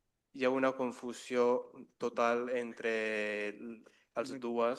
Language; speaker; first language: Catalan; non-native, learner; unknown